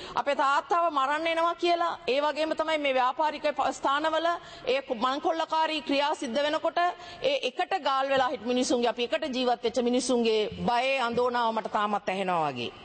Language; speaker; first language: Sinhala; non-native, local second language; Tamil